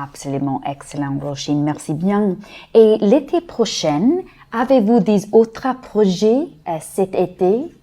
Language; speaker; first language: French; non-native, fluent; English